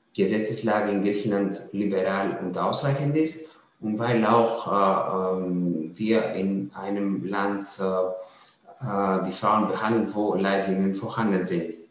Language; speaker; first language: German; non-native, fluent; Greek